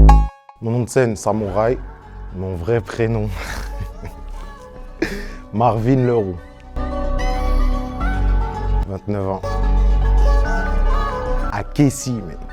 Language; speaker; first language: French; native; French